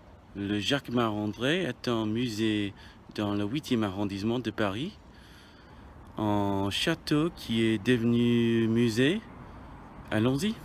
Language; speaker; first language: French; non-native, learner; English